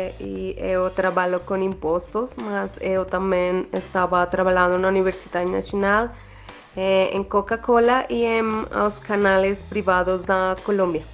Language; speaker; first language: Portuguese; non-native, learner; Spanish